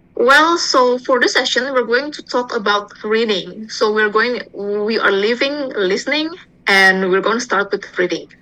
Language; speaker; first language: English; non-native, fluent; Indonesian